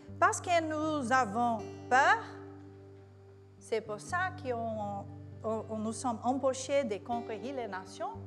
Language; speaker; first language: French; non-native, learner; Portuguese